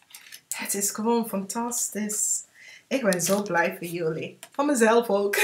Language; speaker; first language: Dutch; early bilingual, heritage; English